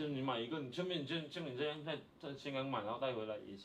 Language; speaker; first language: Chinese; native; Chinese